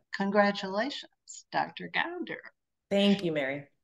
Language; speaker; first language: English; native; English